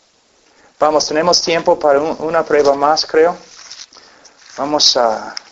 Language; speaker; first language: Spanish; non-native, fluent; English